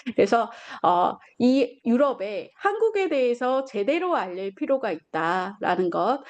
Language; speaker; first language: Korean; native; Korean